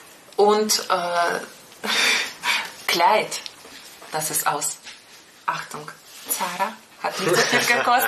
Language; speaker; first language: German; non-native, fluent; Russian